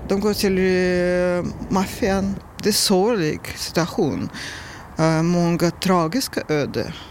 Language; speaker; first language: Swedish; non-native, learner; Russian